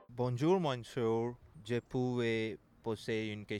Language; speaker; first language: French; non-native, learner; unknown